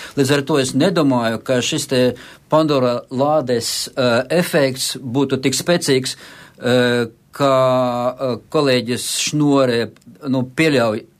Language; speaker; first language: Latvian; non-native, local second language; Russian